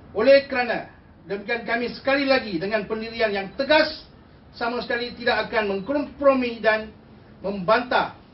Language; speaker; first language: Malay; non-native, local second language; Tamil